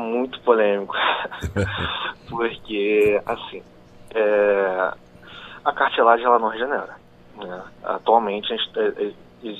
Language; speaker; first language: Portuguese; native; Portuguese